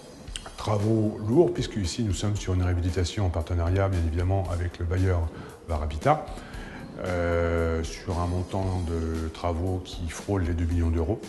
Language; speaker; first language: French; native; French